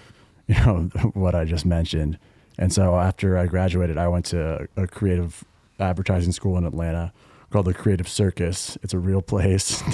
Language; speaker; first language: English; native; English